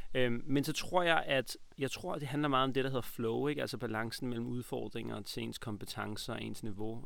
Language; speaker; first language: Danish; native; Danish